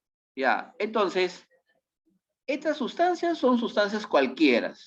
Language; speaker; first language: Spanish; native; Spanish